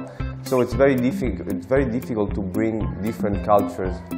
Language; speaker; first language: English; non-native, fluent; Italian